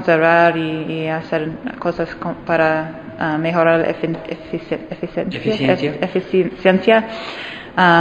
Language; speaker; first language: Spanish; non-native, fluent; English